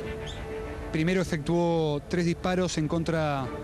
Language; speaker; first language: Spanish; native; Spanish